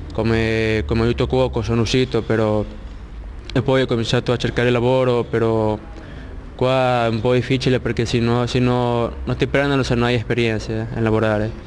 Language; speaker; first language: Italian; non-native, learner; Spanish